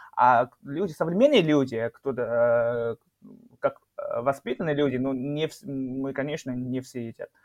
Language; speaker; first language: Russian; non-native, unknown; Chinese